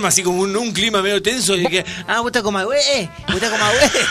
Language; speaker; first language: Spanish; native; Spanish